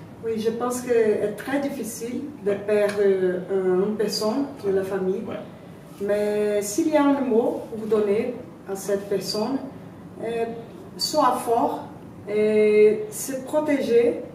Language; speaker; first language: French; non-native, learner; Portuguese